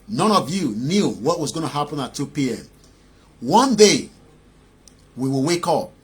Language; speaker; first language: English; non-native, local second language; Yoruba